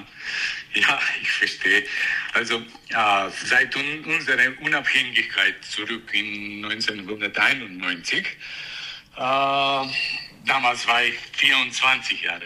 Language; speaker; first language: German; non-native, fluent; Macedonian